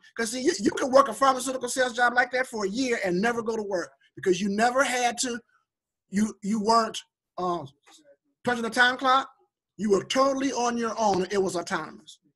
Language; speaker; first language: English; native; English